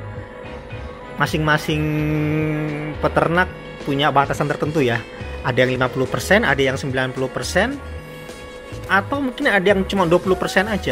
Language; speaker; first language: Indonesian; native; Indonesian